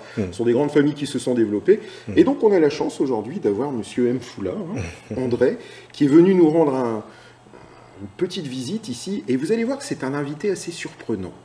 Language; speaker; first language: French; native; French